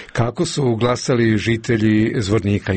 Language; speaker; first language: Croatian; native; Croatian